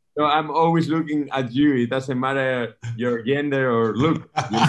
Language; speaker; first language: English; non-native, fluent; Spanish